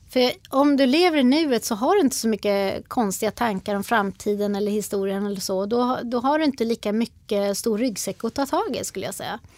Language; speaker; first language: Swedish; native; Swedish